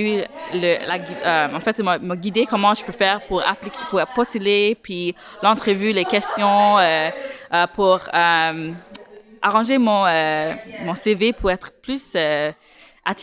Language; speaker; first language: French; native; French